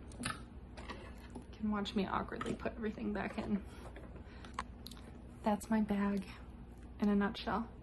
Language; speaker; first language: English; native; English